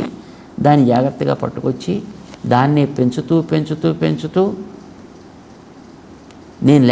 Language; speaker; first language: Telugu; native; Telugu